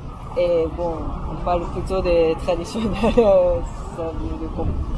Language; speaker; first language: French; non-native, fluent; Japanese